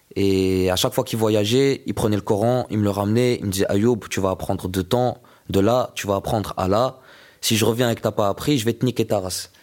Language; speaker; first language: French; non-native, local second language; Arabic